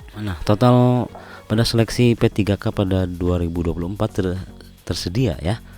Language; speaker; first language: Indonesian; native; Indonesian